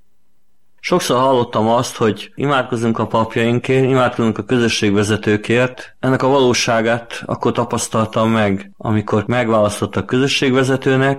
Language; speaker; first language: Hungarian; native; Hungarian